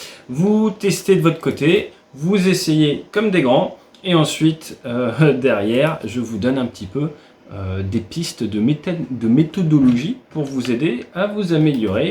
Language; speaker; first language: French; native; French